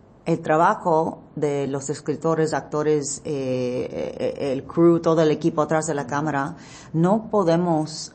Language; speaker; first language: Spanish; early bilingual, heritage; English